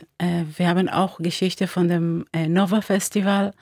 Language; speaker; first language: German; non-native, fluent; Hebrew